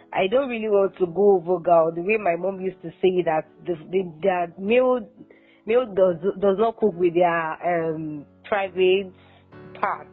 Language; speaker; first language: English; non-native, local second language; Yoruba